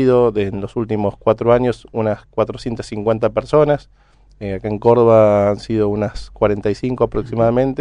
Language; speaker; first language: Spanish; native; Spanish